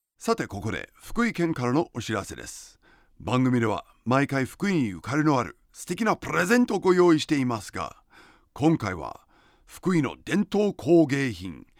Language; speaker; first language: Japanese; non-native, fluent; English